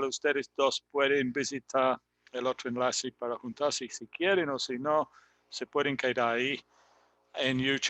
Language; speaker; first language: Spanish; non-native, fluent; English